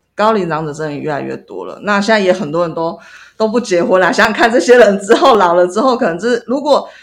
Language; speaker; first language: Chinese; native; Chinese